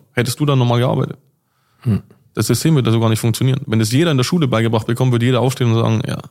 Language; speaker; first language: German; native; German